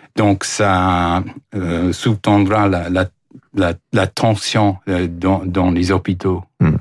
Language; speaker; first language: French; non-native, fluent; English